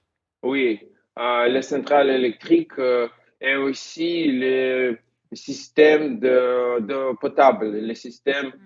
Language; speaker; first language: French; non-native, learner; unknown